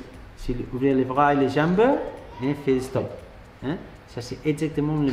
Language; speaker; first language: French; non-native, learner; Spanish